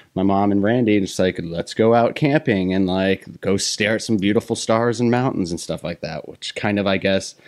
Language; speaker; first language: English; native; English